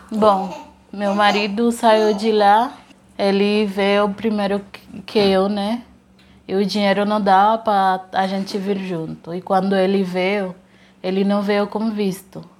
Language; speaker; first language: Portuguese; non-native, fluent; Haitian Creole